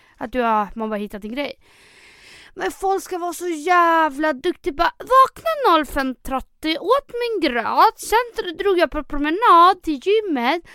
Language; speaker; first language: Swedish; early bilingual, other home language; Spanish